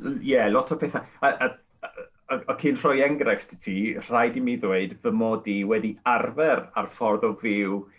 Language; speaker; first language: Welsh; non-native, fluent; Spanish